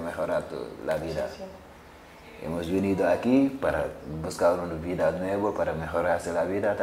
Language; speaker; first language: Spanish; non-native, learner; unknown